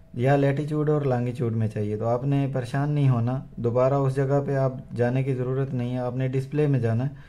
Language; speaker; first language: Urdu; non-native, local second language; Punjabi